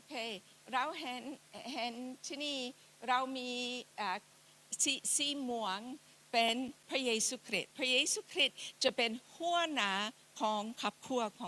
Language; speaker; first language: Thai; non-native, fluent; English